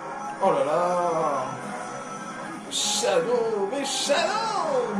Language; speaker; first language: French; native; French